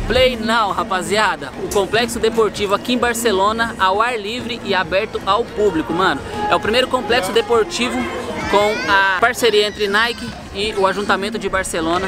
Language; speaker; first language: Portuguese; native; Portuguese